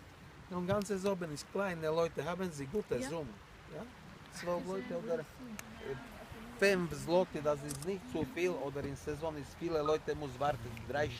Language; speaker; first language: German; non-native, learner; Slovak